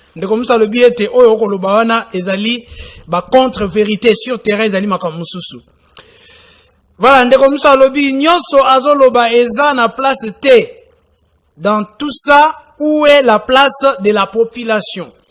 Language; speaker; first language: Lingala; native; Lingala